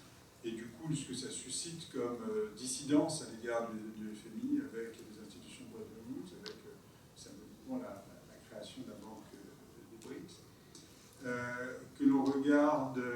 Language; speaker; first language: French; native; French